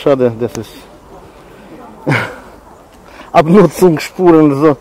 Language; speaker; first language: German; non-native, learner; Russian